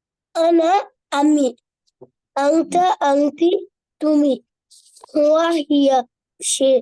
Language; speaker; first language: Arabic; non-native, learner; Bangla